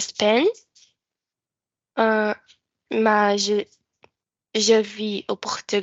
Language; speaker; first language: French; non-native, learner; Portuguese